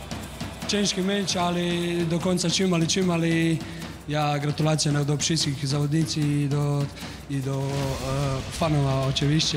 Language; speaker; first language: Polish; non-native, learner; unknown